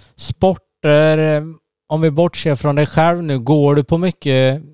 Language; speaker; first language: Swedish; native; Swedish